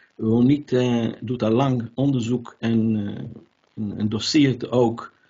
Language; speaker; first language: Dutch; native; Dutch